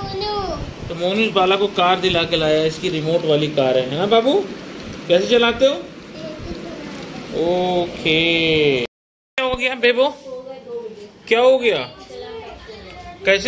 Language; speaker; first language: Hindi; native; Hindi